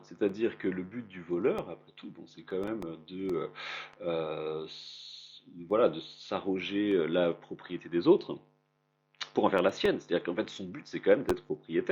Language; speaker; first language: French; native; French